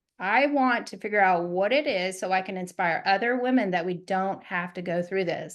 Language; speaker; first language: English; native; English